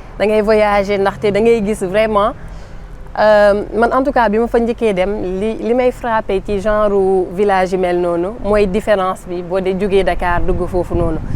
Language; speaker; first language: Wolof; native; Wolof